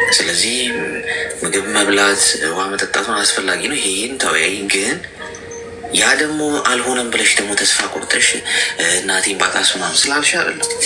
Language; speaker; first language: Amharic; native; Amharic